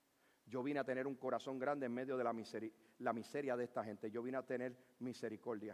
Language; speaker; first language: Spanish; native; Spanish